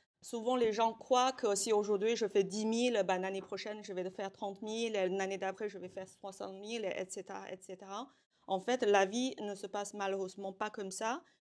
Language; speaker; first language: French; non-native, fluent; Chinese